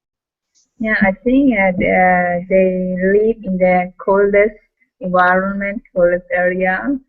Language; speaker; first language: English; non-native, learner; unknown